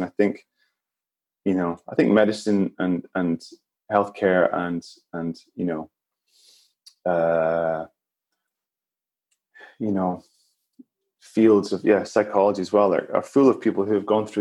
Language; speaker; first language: English; native; English